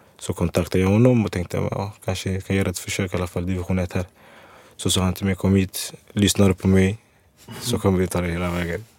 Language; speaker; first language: Swedish; early bilingual, other home language; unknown